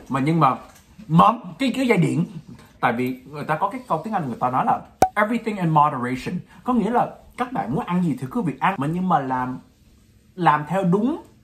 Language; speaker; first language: Vietnamese; early bilingual, heritage; Vietnamese